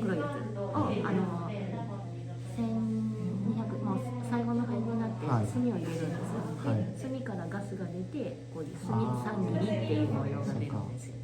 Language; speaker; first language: Japanese; native; Japanese